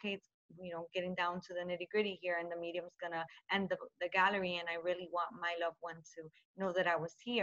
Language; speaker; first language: English; native; English